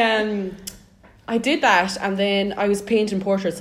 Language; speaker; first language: English; native; English